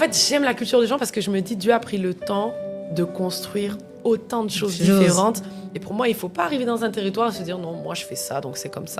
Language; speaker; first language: French; native; French